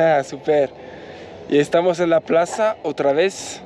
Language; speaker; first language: Spanish; non-native, learner; French